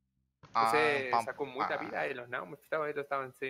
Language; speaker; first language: Portuguese; non-native, learner; Spanish